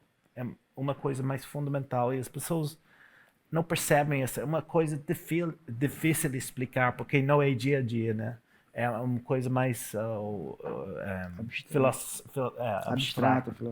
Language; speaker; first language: Portuguese; non-native, fluent; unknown